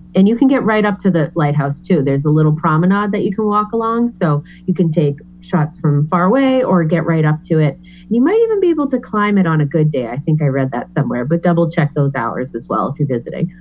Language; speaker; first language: English; native; English